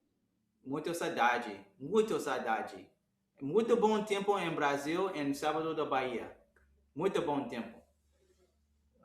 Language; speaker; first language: Portuguese; non-native, learner; English